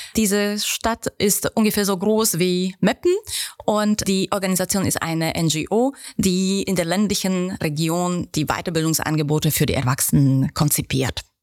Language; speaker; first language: German; native; German